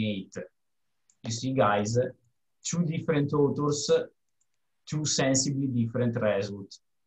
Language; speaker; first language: English; non-native, fluent; Italian